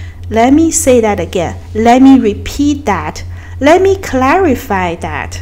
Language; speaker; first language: English; non-native, fluent; Chinese